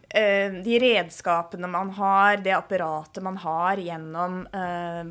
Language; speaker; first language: Norwegian; native; Norwegian